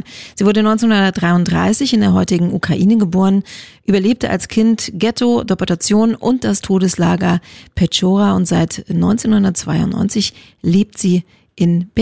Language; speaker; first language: German; native; German